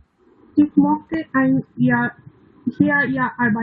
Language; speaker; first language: German; non-native, learner; Bangla